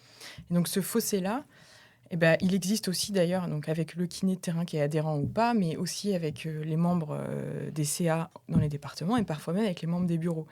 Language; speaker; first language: French; native; French